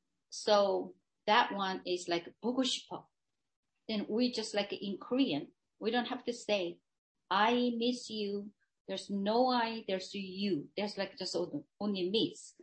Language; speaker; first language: English; non-native, fluent; Korean